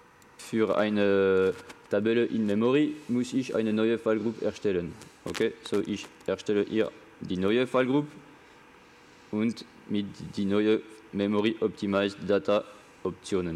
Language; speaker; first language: German; non-native, learner; French